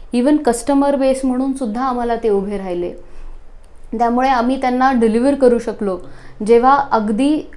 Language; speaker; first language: Marathi; native; Marathi